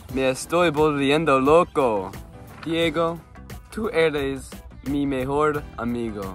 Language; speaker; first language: Spanish; non-native, learner; English